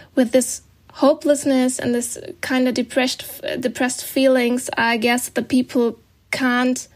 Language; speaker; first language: English; non-native, fluent; German